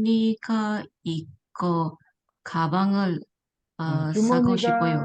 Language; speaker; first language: Korean; non-native, learner; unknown